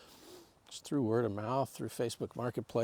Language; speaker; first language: English; native; English